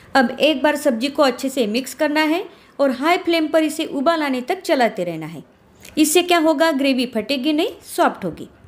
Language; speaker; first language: Hindi; non-native, local second language; Marathi